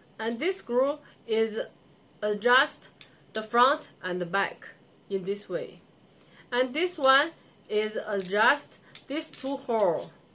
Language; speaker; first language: English; non-native, learner; Chinese